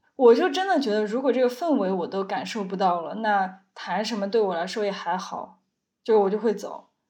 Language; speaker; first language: Chinese; native; Chinese